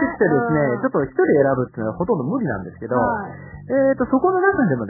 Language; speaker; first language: Japanese; native; Japanese